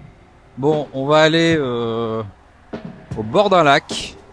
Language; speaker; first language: French; native; French